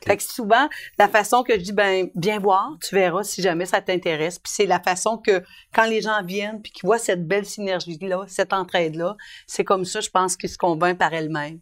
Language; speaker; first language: French; native; French